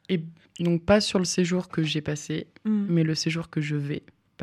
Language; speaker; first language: French; native; French